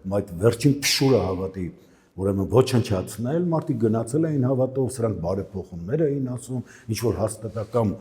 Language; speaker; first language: Armenian; native; Armenian